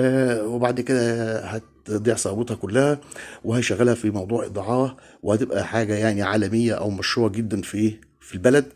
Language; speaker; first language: Arabic; native; Arabic